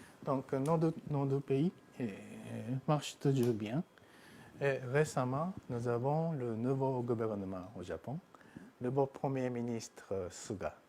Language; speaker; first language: French; non-native, fluent; Japanese